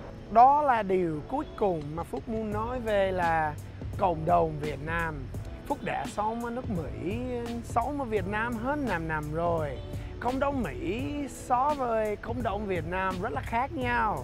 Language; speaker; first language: Vietnamese; early bilingual, heritage; English